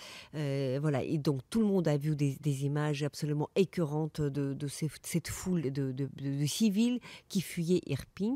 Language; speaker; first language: French; non-native, fluent; Ukrainian